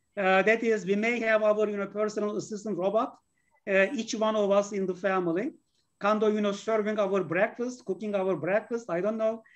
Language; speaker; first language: English; non-native, fluent; Turkish